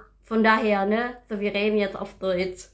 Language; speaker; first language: German; non-native, learner; Indonesian